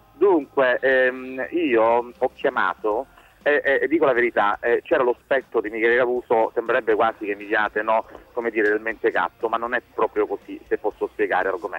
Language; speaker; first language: Italian; native; Italian